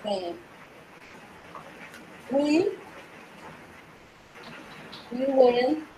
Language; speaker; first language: English; non-native, learner; Spanish